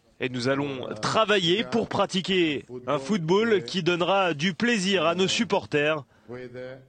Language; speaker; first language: French; non-native, fluent; Italian